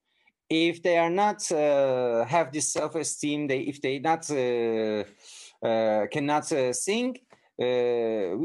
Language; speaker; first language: English; non-native, fluent; Turkish